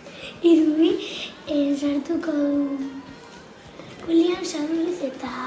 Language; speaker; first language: Basque; non-native, local second language; Spanish